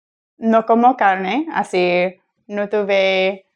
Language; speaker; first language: Spanish; non-native, learner; English